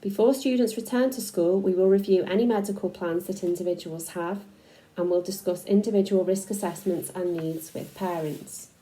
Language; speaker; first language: English; native; English